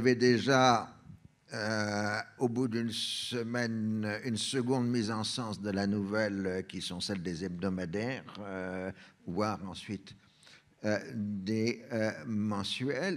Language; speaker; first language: French; native; French